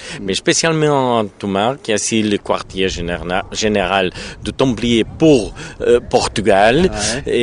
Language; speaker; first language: French; non-native, learner; Portuguese